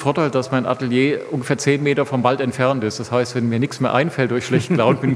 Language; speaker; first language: German; native; German